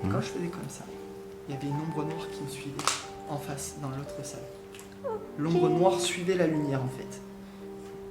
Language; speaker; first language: French; native; French